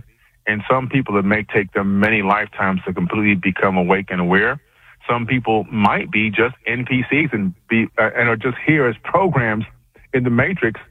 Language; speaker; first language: English; native; English